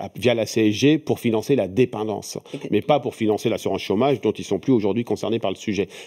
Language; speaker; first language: French; native; French